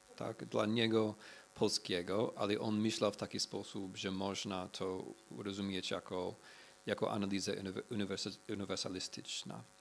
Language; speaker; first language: Polish; non-native, fluent; English